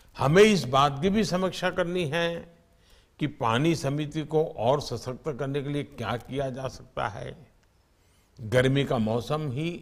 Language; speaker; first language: Hindi; non-native, local second language; Gujarati